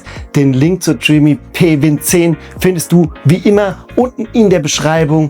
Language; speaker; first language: German; native; German